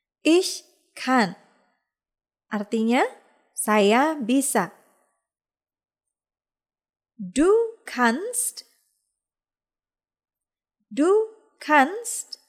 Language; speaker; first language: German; non-native, fluent; Indonesian